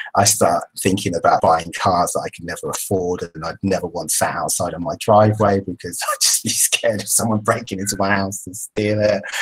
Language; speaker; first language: English; native; English